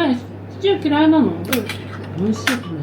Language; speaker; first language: Japanese; native; Japanese